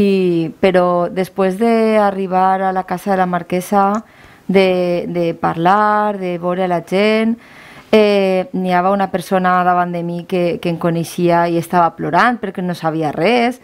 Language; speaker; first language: Catalan; non-native, local second language; Spanish